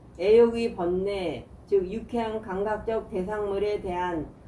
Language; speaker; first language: Korean; native; Korean